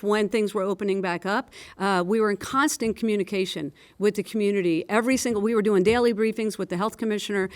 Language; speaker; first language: English; native; English